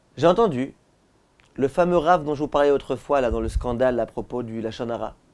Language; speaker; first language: French; native; French